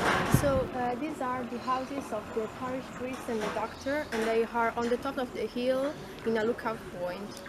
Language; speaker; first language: English; non-native, learner; Italian